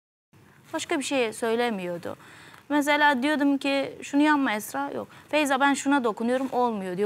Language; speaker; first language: Turkish; native; Turkish